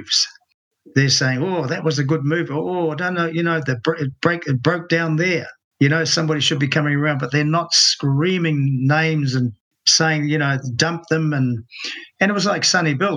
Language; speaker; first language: English; native; English